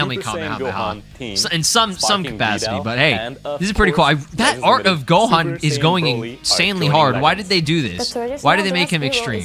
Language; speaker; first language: English; native; English